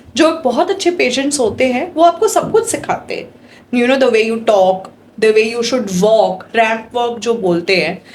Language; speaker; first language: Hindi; non-native, local second language; Marathi